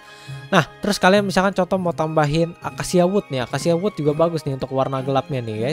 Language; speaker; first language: Indonesian; native; Indonesian